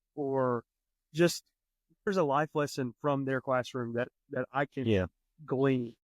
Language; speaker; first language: English; native; English